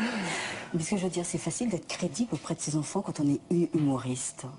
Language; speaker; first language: French; native; French